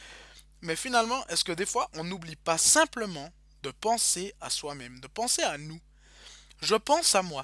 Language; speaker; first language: French; native; French